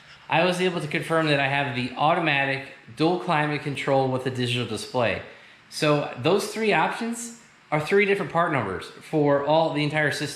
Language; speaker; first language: English; native; English